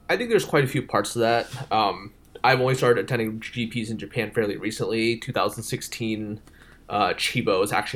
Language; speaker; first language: English; native; English